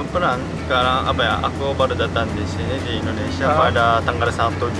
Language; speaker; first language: Indonesian; non-native, learner; Japanese